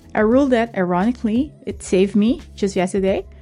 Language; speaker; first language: English; non-native, local second language; Filipino